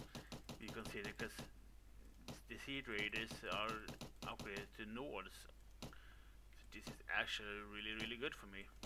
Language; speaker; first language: English; non-native, fluent; Swedish